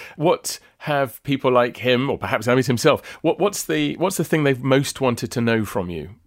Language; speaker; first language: English; native; English